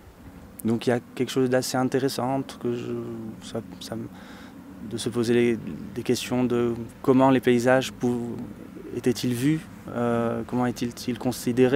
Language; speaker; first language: French; native; French